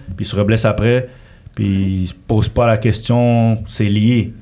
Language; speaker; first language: French; native; French